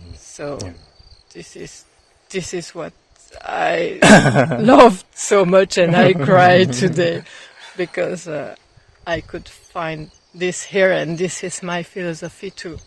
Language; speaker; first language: English; non-native, fluent; French